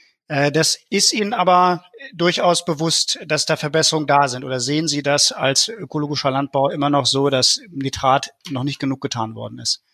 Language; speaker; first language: German; native; German